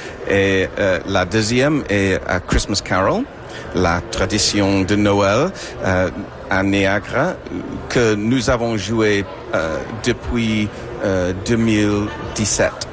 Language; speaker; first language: French; non-native, fluent; English